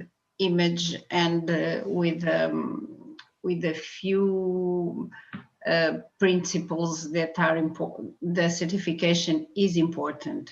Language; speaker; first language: English; non-native, fluent; Portuguese